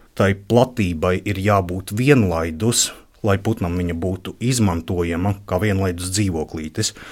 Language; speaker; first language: Latvian; native; Latvian